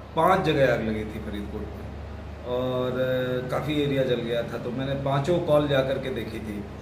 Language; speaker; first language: Hindi; non-native, local second language; Punjabi